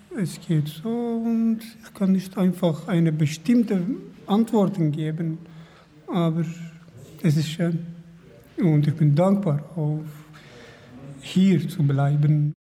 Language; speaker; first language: German; non-native, learner; Kurdish